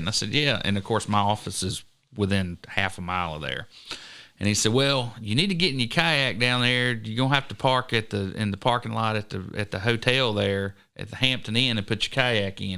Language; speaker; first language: English; native; English